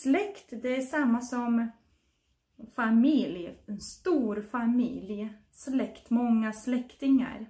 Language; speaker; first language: Swedish; non-native, fluent; Russian